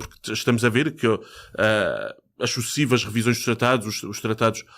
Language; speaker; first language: Portuguese; native; Portuguese